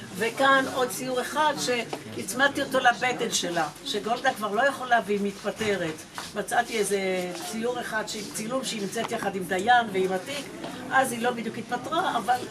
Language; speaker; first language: Hebrew; native; Hebrew